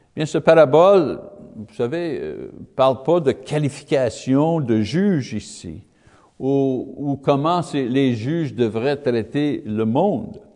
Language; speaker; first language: French; native; French